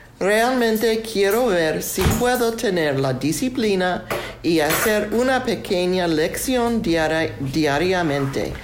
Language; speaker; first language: Spanish; non-native, learner; English